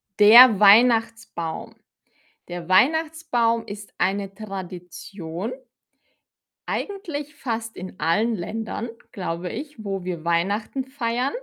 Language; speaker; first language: German; non-native, fluent; Filipino